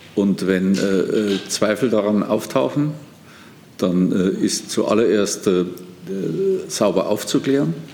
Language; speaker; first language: German; native; German